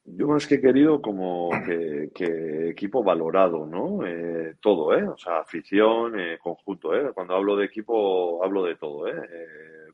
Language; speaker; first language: Spanish; native; Spanish